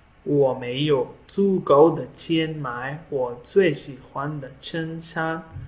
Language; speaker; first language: Chinese; non-native, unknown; Urdu